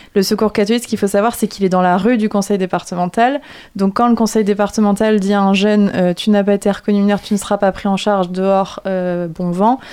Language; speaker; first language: French; native; French